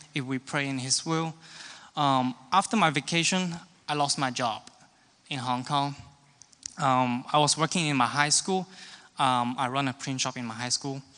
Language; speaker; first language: English; non-native, local second language; Cantonese